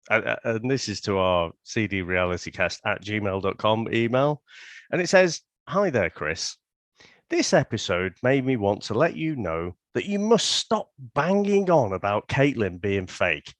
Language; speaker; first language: English; native; English